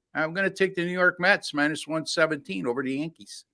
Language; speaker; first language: English; native; English